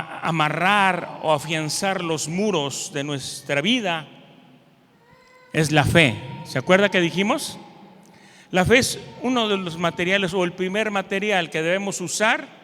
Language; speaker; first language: Spanish; native; Spanish